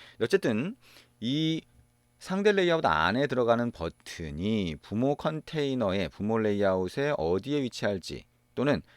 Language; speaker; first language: Korean; native; Korean